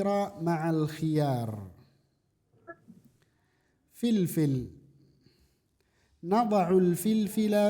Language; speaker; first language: Arabic; non-native, fluent; Indonesian